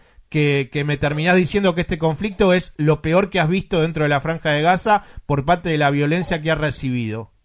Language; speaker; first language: Spanish; native; Spanish